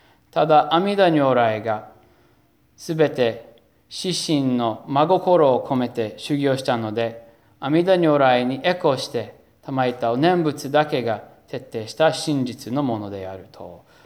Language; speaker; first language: Japanese; non-native, fluent; English